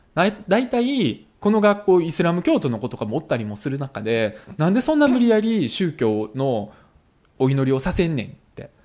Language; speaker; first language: Japanese; early bilingual, other home language; Russian